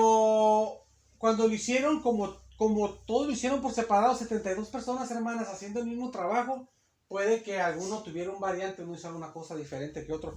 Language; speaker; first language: Spanish; native; Spanish